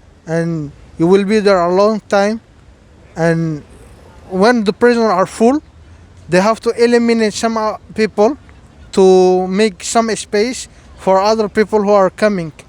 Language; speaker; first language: English; non-native, fluent; Somali